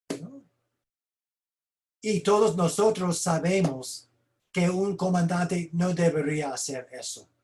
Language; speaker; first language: Spanish; non-native, fluent; English